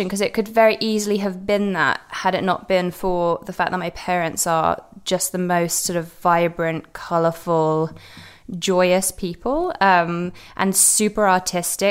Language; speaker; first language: English; native; English